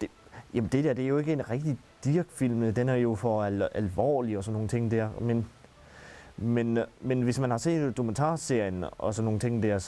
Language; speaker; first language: Danish; native; Danish